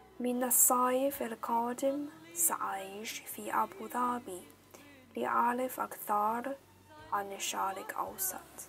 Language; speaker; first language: Arabic; non-native, learner; Chinese